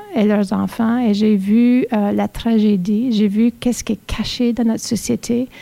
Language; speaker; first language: French; native; French